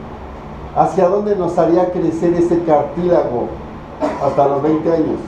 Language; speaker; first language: Spanish; native; Spanish